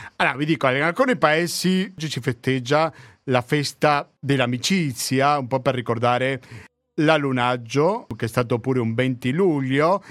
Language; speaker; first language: Italian; non-native, fluent; Spanish